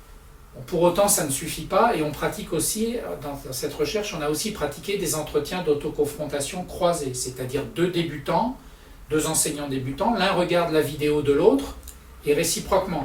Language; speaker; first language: French; native; French